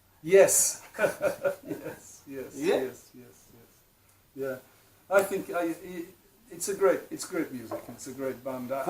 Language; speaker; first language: English; non-native, fluent; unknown